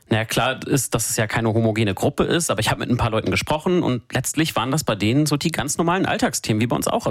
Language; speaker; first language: German; native; German